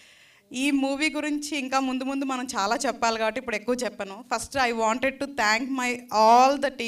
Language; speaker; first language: Telugu; native; Telugu